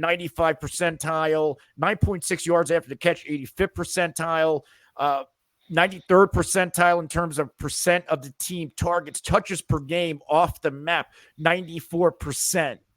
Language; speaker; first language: English; native; English